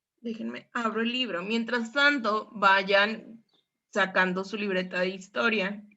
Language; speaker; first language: Spanish; native; Spanish